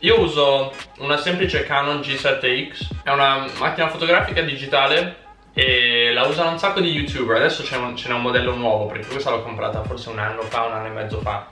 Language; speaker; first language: Italian; early bilingual, heritage; Italian